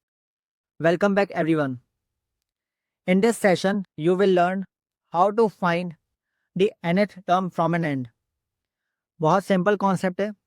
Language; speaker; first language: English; non-native, local second language; Hindi